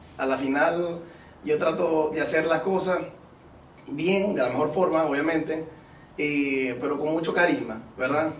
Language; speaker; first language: Spanish; native; Spanish